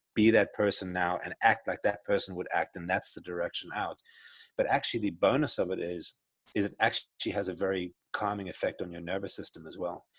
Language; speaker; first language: English; native; English